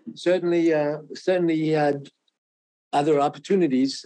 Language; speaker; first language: English; non-native, fluent; French